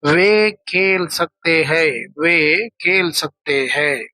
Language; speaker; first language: Hindi; non-native, local second language; Kannada